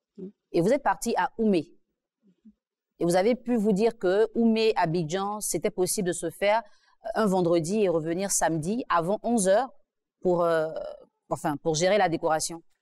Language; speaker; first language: French; native; French